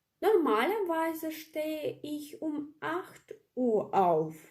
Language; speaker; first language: German; non-native, fluent; Ukrainian